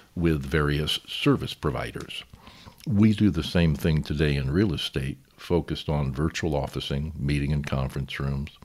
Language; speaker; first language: English; native; English